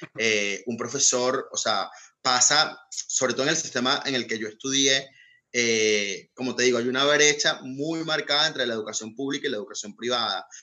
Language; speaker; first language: Spanish; native; Spanish